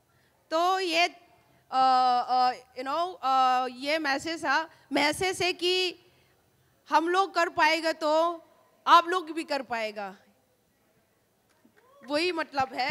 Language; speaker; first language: Hindi; non-native, local second language; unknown